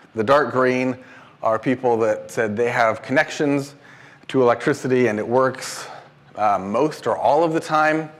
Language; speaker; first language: English; native; English